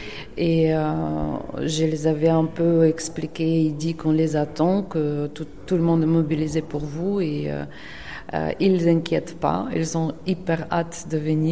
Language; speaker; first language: French; non-native, fluent; Ukrainian